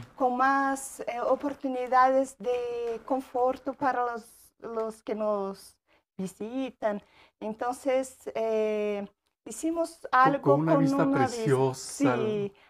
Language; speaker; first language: Spanish; non-native, learner; Portuguese